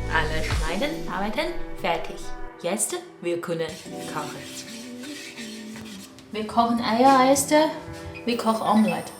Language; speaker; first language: German; non-native, learner; Chinese